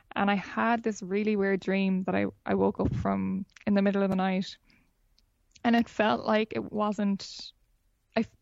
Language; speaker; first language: English; native; English